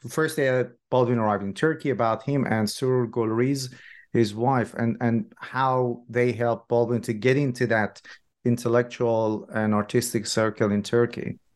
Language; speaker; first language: English; non-native, fluent; Persian